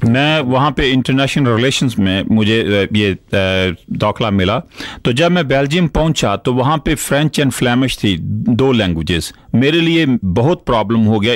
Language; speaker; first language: Urdu; non-native, local second language; Punjabi